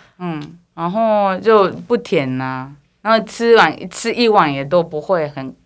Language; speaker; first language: Chinese; non-native, fluent; Japanese